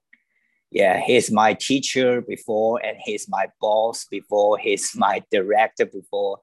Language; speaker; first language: English; non-native, learner; Chinese